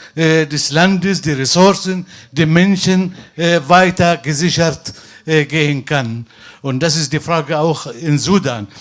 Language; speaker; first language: German; non-native, fluent; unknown